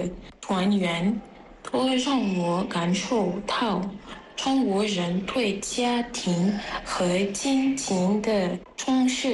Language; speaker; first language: Chinese; non-native, learner; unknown